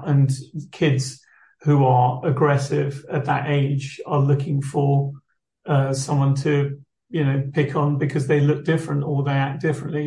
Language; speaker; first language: English; native; English